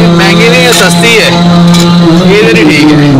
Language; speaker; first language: Hindi; non-native, local second language; Punjabi